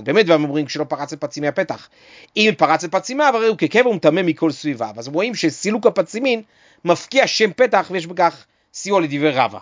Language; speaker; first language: Hebrew; native; Hebrew